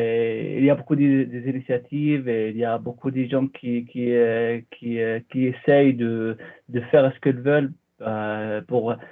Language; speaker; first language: French; non-native, fluent; Arabic